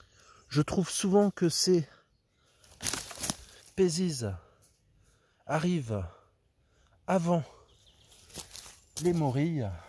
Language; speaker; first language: French; native; French